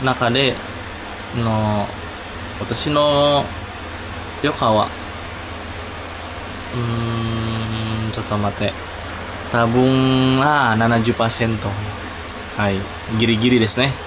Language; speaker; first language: Japanese; non-native, learner; Indonesian